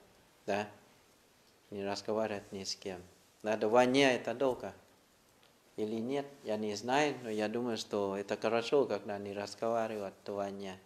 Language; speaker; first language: Russian; non-native, learner; Thai